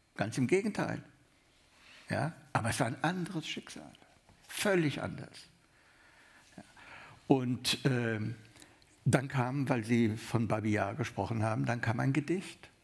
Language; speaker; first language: German; native; German